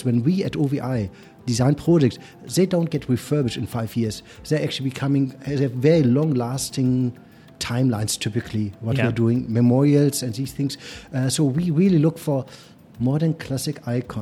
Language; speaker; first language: English; non-native, fluent; German